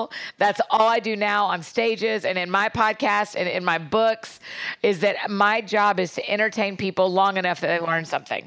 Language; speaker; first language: English; native; English